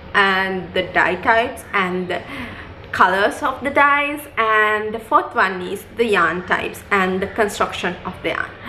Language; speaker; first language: English; non-native, local second language; Sinhala